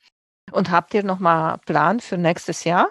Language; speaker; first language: German; non-native, fluent; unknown